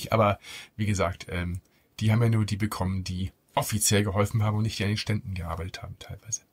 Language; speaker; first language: German; native; German